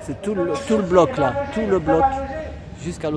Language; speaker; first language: French; native; French